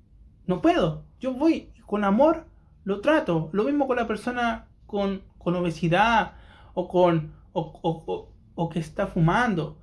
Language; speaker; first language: Spanish; native; Spanish